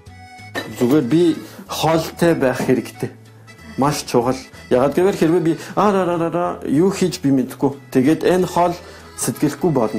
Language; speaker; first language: Mongolian; non-native, learner; French